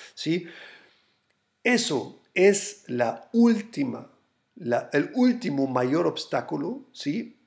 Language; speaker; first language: Spanish; non-native, fluent; German